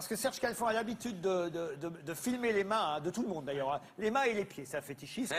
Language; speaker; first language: French; native; French